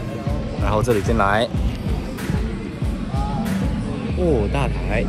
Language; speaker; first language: Chinese; early bilingual, heritage; English